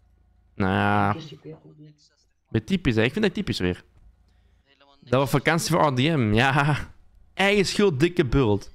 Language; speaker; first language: Dutch; native; Dutch